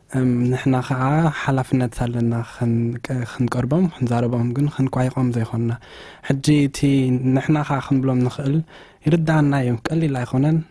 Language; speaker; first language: Tigrinya; early bilingual, heritage; Tigrinya